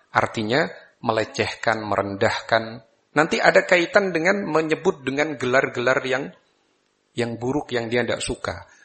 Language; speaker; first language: Malay; non-native, local second language; Javanese